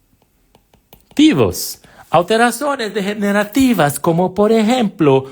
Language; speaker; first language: Spanish; non-native, fluent; Portuguese